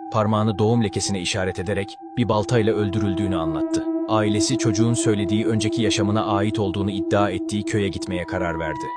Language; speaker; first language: Turkish; native; Turkish